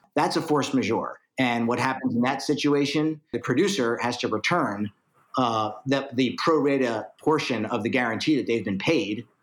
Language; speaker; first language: English; native; English